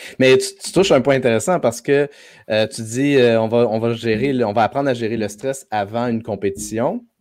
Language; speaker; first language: French; native; French